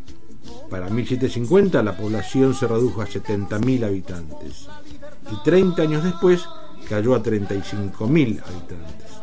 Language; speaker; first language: Spanish; native; Spanish